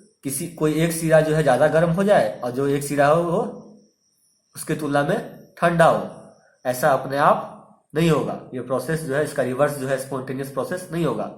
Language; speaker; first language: Hindi; native; Hindi